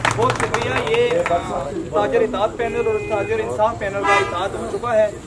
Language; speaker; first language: Urdu; non-native, local second language; Pahari-Potwari